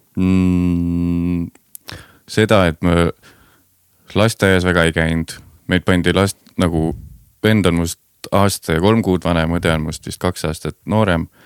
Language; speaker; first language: Estonian; native; Estonian